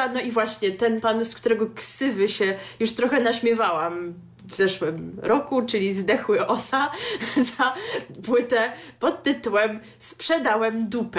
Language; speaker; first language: Polish; native; Polish